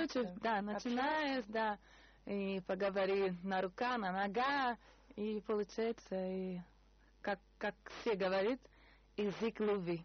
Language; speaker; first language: Russian; non-native, learner; Portuguese